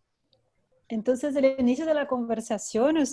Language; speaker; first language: Spanish; non-native, fluent; Portuguese